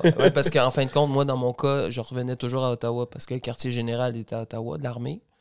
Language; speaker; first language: French; native; French